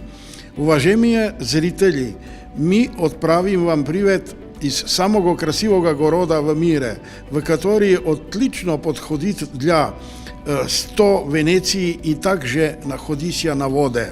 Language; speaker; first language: Russian; non-native, learner; Slovenian